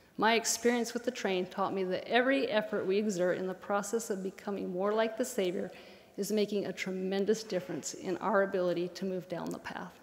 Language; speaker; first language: English; native; English